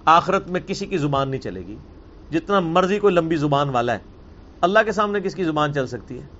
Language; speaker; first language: Urdu; non-native, local second language; Punjabi